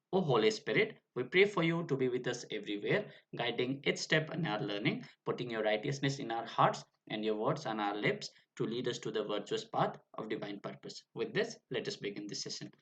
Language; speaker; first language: English; non-native, local second language; Nepali